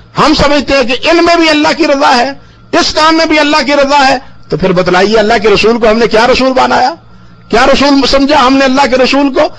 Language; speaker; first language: Urdu; non-native, local second language; Punjabi